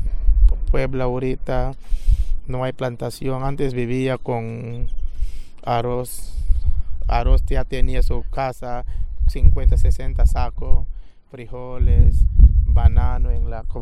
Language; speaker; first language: Spanish; non-native, local second language; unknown